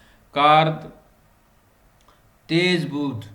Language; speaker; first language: Persian; non-native, fluent; Urdu